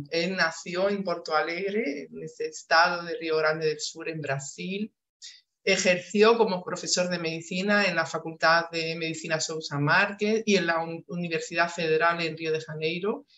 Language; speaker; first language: Spanish; native; Spanish